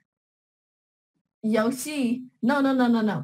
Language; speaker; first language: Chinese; early bilingual, heritage; Chinese